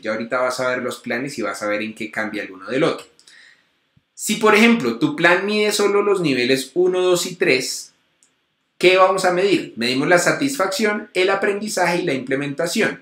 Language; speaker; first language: Spanish; native; Spanish